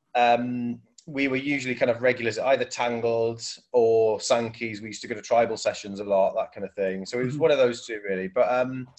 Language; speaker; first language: English; native; English